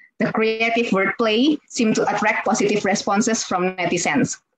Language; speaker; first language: English; non-native, fluent; Indonesian